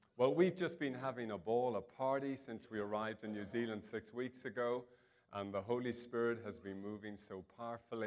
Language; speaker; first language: English; native; English